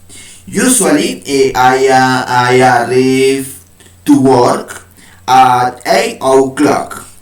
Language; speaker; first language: English; non-native, learner; Spanish